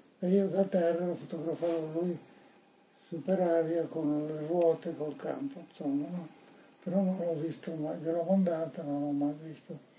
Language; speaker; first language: Italian; native; Italian